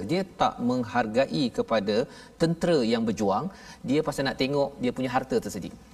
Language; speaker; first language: Malay; native; Malay